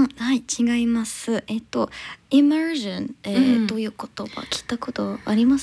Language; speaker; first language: Japanese; non-native, learner; English